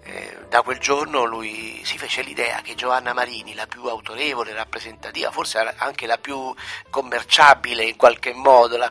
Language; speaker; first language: Italian; native; Italian